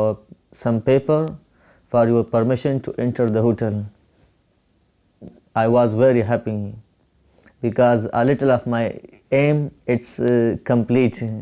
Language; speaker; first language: English; non-native, learner; Pashto